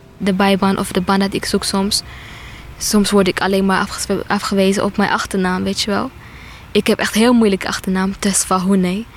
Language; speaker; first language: Dutch; non-native, fluent; Tigrinya